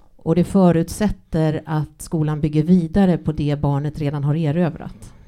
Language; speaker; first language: Swedish; early bilingual, other home language; English